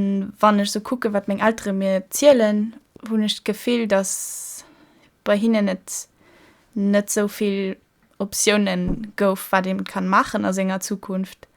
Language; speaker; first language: German; non-native, local second language; Luxembourgish